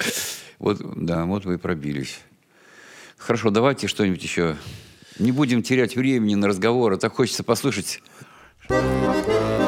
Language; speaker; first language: Russian; native; Russian